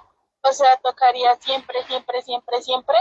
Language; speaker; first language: Spanish; native; Spanish